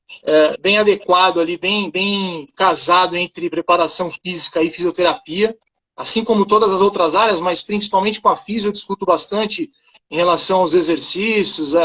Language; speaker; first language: Portuguese; native; Portuguese